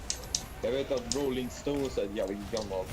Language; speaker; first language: Swedish; native; Swedish